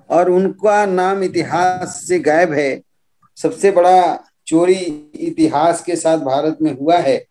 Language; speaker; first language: Hindi; native; Hindi